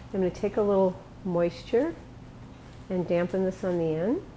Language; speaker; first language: English; native; English